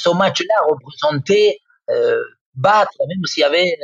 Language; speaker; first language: French; non-native, fluent; Spanish